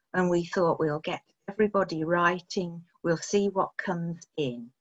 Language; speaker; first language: English; native; English